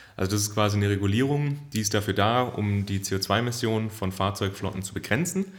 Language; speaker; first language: German; native; German